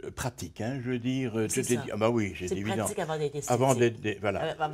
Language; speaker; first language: French; native; French